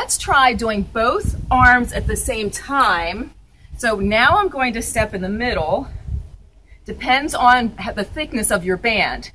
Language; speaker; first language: English; native; English